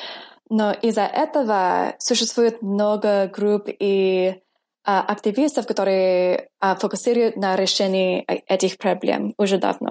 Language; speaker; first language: Russian; non-native, fluent; English